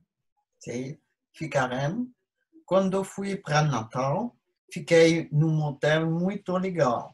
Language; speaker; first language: Portuguese; non-native, learner; French